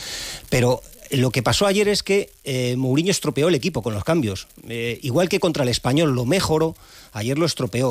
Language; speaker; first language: Spanish; native; Spanish